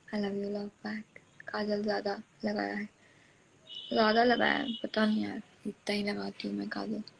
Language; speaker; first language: Hindi; native; Hindi